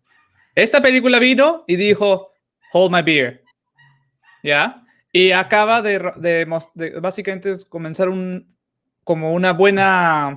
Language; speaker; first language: Spanish; native; Spanish